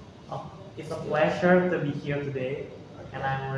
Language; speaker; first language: English; non-native, learner; Indonesian